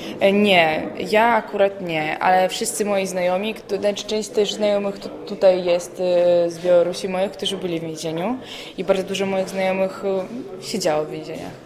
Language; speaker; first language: Polish; non-native, fluent; Belarusian